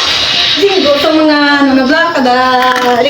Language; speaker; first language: Filipino; non-native, local second language; Hiligaynon